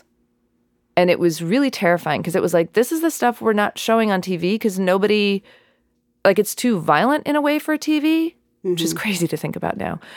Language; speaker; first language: English; native; English